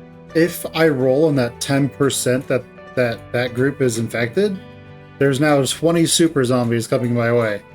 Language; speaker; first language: English; native; English